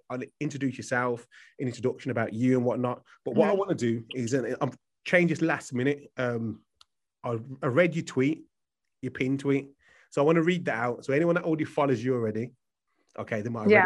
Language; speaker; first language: English; native; English